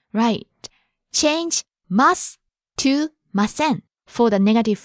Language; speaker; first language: English; non-native, fluent; Japanese